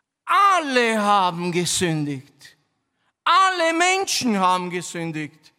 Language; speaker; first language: German; non-native, fluent; Romanian